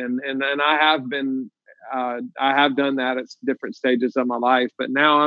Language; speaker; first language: English; native; English